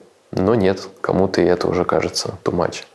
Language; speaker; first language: Russian; native; Russian